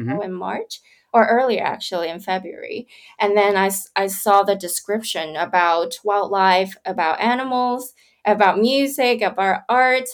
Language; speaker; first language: English; non-native, local second language; Cantonese